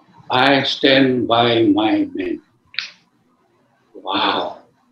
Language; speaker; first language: English; non-native, local second language; Malay